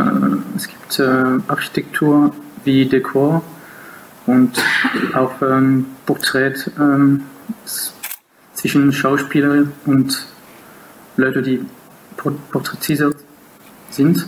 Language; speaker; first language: German; non-native, local second language; French